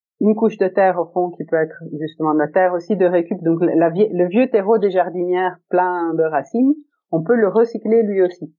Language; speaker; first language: French; early bilingual, other home language; Italian